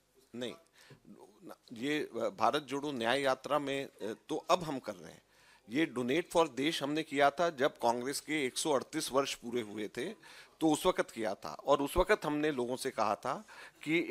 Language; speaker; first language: Hindi; native; Hindi